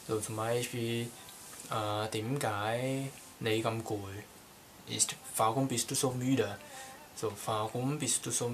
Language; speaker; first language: German; non-native, learner; Cantonese